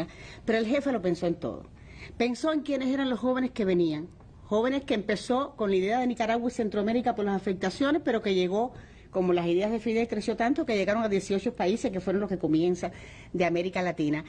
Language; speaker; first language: Spanish; native; Spanish